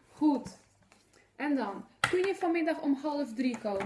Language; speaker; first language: Dutch; non-native, fluent; Polish